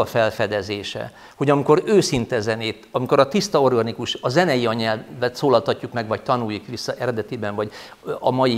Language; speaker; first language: Hungarian; native; Hungarian